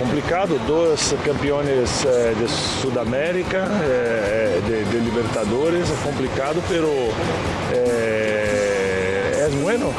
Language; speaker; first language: Spanish; non-native, learner; Portuguese